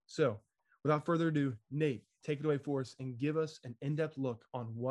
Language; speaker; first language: English; native; English